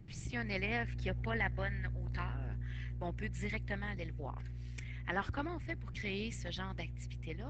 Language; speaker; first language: French; native; French